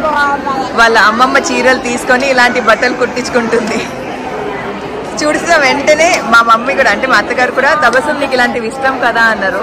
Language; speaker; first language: Telugu; native; Telugu